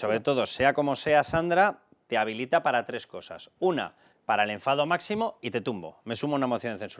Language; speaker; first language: Spanish; native; Spanish